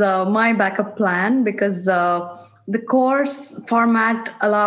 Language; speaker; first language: English; non-native, local second language; Kannada